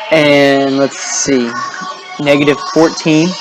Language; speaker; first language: English; native; English